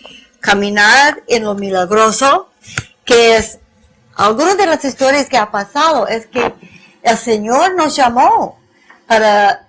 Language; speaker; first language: Spanish; non-native, fluent; English